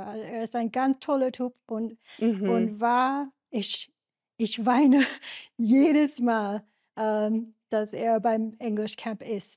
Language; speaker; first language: German; non-native, learner; English